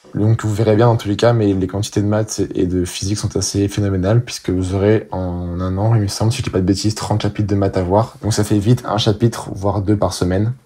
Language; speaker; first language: French; native; French